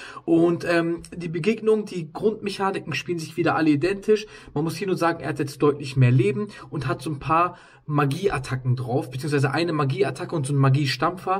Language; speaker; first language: German; native; German